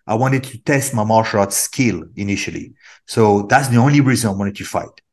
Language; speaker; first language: English; non-native, fluent; French